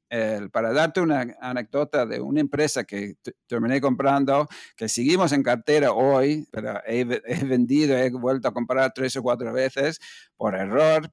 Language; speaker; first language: Spanish; non-native, fluent; English